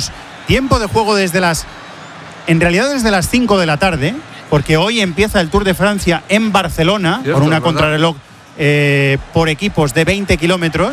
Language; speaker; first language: Spanish; native; Spanish